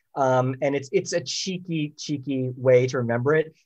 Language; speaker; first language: English; native; English